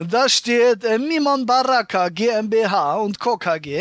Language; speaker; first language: German; native; German